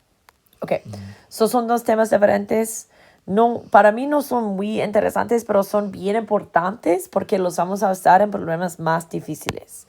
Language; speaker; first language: Spanish; non-native, fluent; English